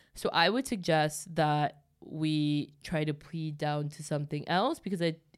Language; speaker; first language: English; native; English